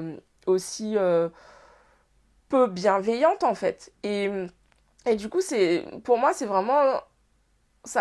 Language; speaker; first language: French; native; French